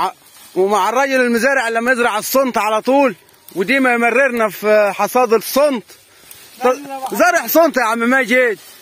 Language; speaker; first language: Arabic; native; Arabic